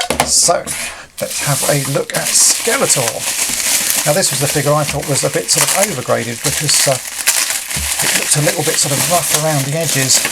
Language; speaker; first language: English; native; English